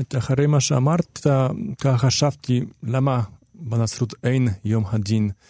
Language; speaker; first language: Hebrew; non-native, fluent; Polish